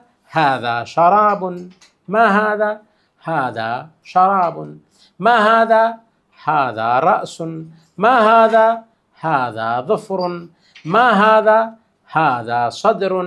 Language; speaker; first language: Arabic; non-native, fluent; Urdu